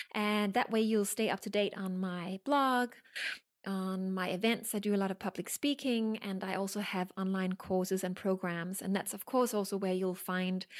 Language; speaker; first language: English; non-native, fluent; Danish